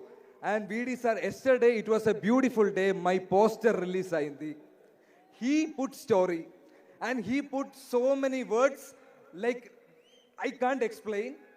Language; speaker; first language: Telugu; non-native, learner; Malayalam